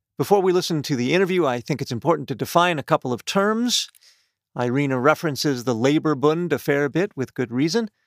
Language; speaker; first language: English; native; English